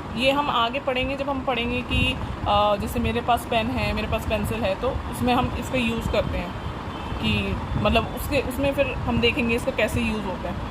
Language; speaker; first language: Hindi; native; Hindi